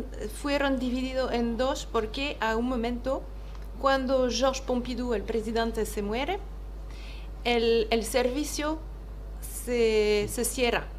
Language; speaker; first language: Spanish; non-native, fluent; French